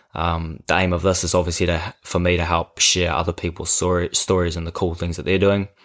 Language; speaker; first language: English; native; English